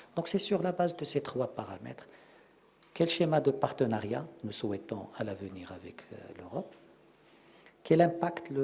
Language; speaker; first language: French; non-native, local second language; Arabic